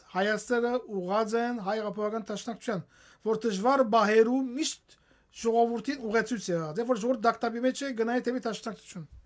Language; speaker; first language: Armenian; native; Armenian